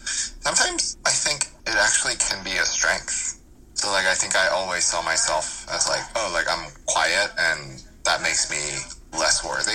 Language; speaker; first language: English; early bilingual, other home language; Korean